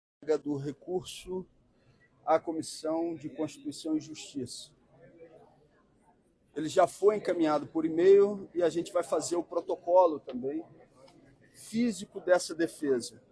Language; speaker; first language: Portuguese; native; Portuguese